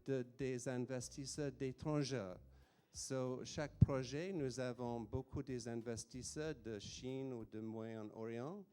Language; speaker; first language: French; non-native, fluent; English